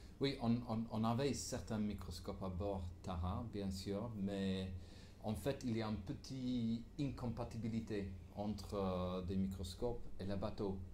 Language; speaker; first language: French; non-native, fluent; English